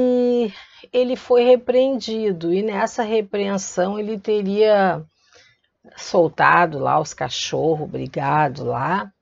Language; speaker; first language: Portuguese; native; Portuguese